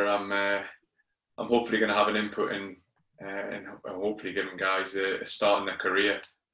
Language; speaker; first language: English; native; English